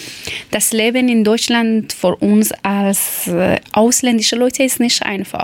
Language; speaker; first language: German; non-native, learner; Persian